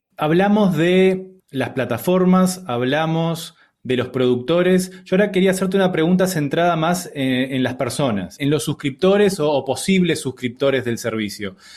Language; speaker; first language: Spanish; native; Spanish